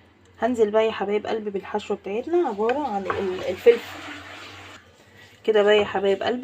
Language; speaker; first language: Arabic; native; Arabic